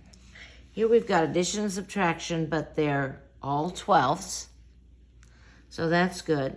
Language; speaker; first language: English; native; English